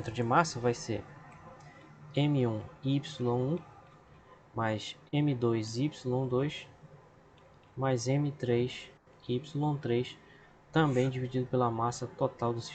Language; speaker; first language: Portuguese; native; Portuguese